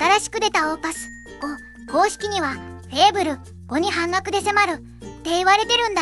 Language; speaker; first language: Japanese; native; Japanese